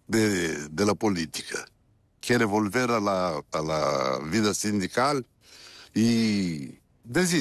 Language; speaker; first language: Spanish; non-native, fluent; Portuguese